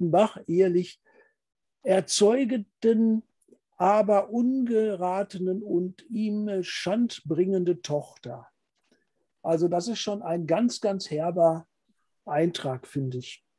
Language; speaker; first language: German; native; German